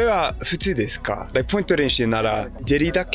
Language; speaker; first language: Japanese; non-native, learner; English